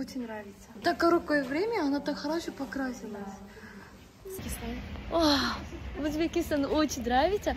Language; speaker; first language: Russian; non-native, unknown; Korean